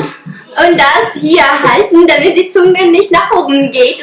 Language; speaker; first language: German; non-native, fluent; Russian